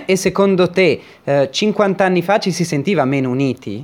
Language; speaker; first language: Italian; native; Italian